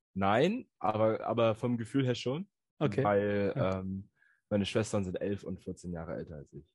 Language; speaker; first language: German; native; German